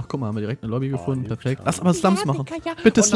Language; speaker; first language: German; native; German